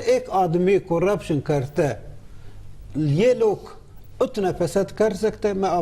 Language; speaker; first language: Hindi; non-native, learner; Turkish